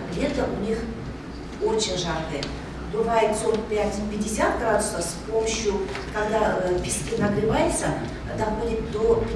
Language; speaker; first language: Russian; non-native, local second language; Kazakh